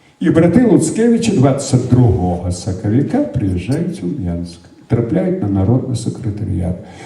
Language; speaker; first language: Belarusian; native; Belarusian